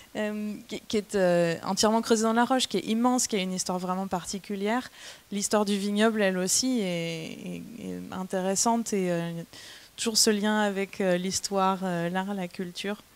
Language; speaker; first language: French; native; French